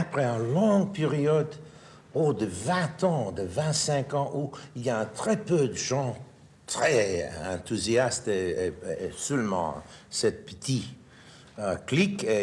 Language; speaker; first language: French; non-native, fluent; English